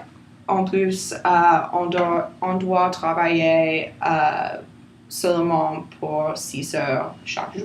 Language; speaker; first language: French; non-native, learner; English